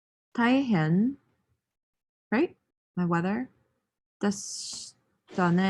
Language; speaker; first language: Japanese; non-native, learner; English